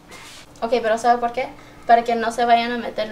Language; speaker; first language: Spanish; early bilingual, heritage; Spanish